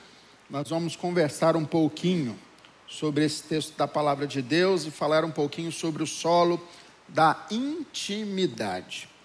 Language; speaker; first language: Portuguese; native; Portuguese